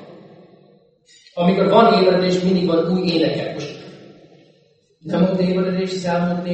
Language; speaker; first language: Hungarian; non-native, fluent; English